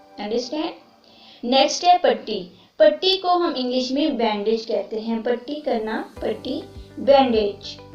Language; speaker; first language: Urdu; native; Urdu